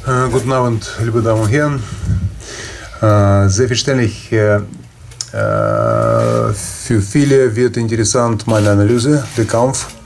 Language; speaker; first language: German; non-native, fluent; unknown